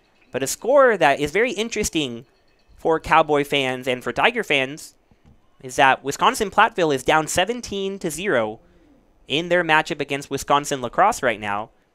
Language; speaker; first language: English; early bilingual, other home language; Spanish